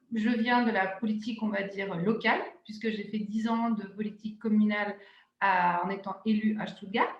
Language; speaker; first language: French; non-native, fluent; German